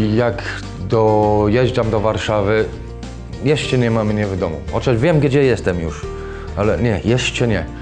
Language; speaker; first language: Polish; non-native, fluent; English